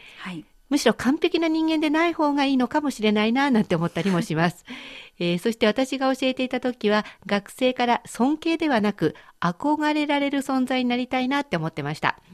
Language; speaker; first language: Japanese; native; Japanese